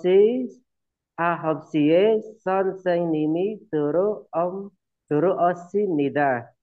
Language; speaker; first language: Korean; non-native, learner; Indonesian